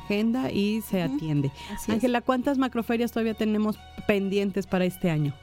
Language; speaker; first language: Spanish; native; Spanish